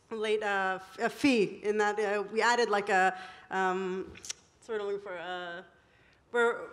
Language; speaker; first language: English; non-native, fluent; Hebrew